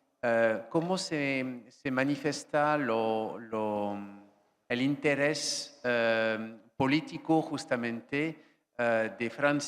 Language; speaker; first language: Spanish; non-native, fluent; French